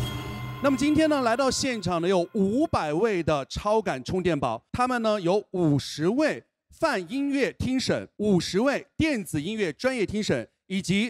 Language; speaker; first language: Chinese; native; Chinese